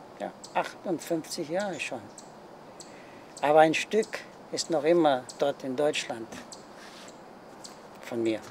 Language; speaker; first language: German; early bilingual, heritage; German